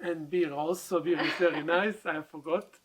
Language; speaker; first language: English; non-native, learner; Serbian